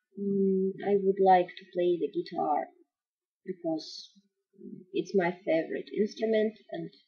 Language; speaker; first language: English; non-native, fluent; Russian